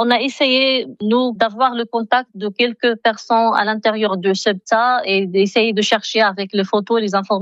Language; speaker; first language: French; non-native, local second language; Arabic